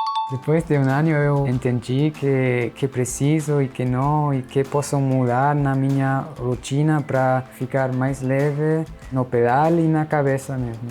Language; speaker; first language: Portuguese; non-native, fluent; German